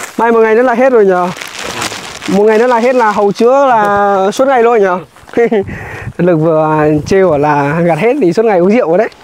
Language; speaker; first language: Vietnamese; native; Vietnamese